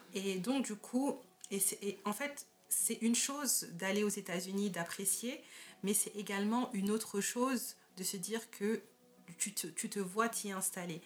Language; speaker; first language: French; native; French